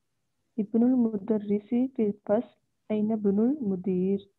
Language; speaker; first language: Arabic; non-native, learner; Urdu